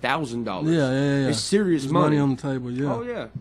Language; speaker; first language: English; native; English